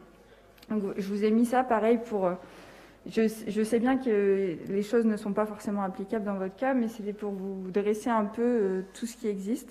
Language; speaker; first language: French; native; French